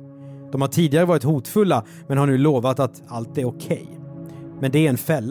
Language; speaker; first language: Swedish; native; Swedish